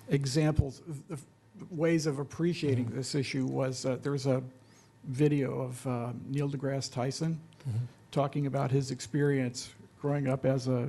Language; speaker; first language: English; native; English